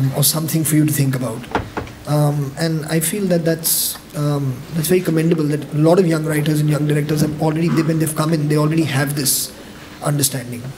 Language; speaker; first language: English; non-native, local second language; Hindi